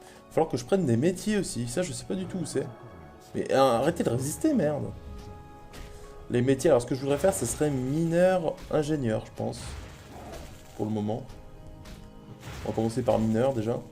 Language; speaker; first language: French; native; French